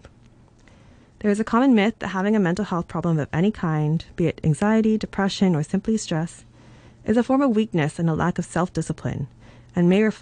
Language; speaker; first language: English; non-native, local second language; Cantonese